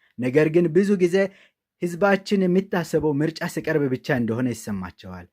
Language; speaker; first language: Amharic; non-native, local second language; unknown